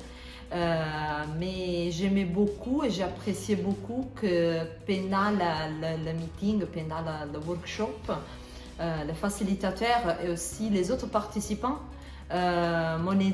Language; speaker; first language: French; non-native, learner; Italian